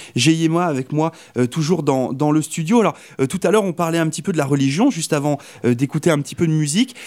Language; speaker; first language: French; native; French